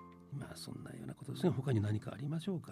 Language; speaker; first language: Japanese; native; Japanese